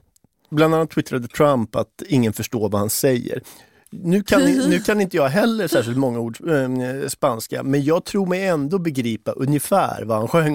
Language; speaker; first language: Swedish; native; Swedish